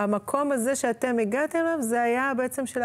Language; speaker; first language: Hebrew; native; Hebrew